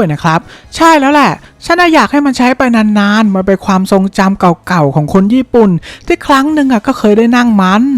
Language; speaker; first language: Thai; native; Thai